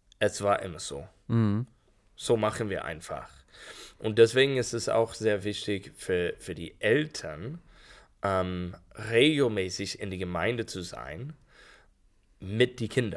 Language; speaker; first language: German; non-native, learner; English